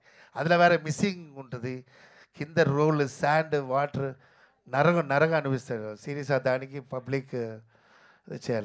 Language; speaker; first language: Telugu; non-native, local second language; Tamil